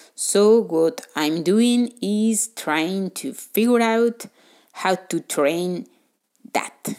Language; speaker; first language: English; non-native, fluent; Spanish